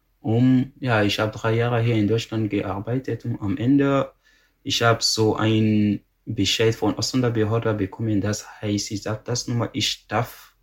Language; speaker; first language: German; non-native, learner; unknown